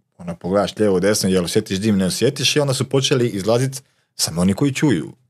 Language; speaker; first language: Croatian; non-native, local second language; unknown